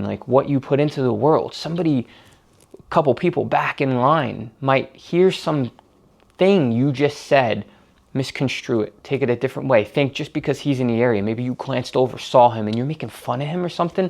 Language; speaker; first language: English; native; English